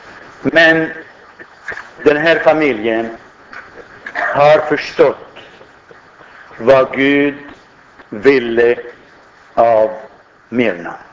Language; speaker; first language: Swedish; non-native, fluent; Arabic